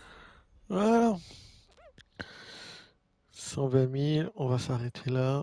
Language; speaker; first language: French; native; French